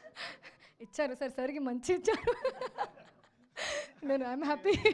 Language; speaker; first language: Telugu; non-native, local second language; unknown